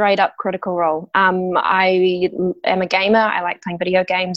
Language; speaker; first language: English; native; English